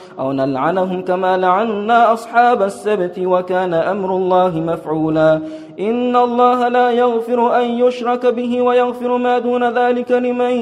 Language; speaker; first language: Arabic; non-native, fluent; Persian